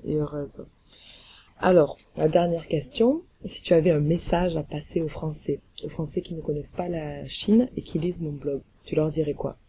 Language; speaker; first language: French; native; French